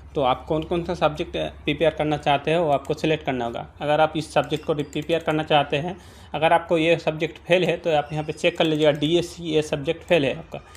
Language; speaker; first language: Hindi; non-native, local second language; Bangla